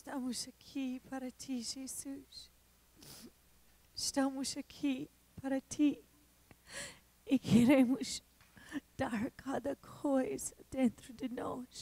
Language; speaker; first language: Portuguese; non-native, fluent; English